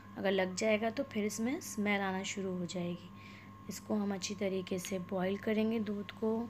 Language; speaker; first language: Hindi; native; Hindi